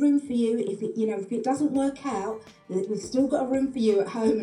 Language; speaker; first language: English; native; English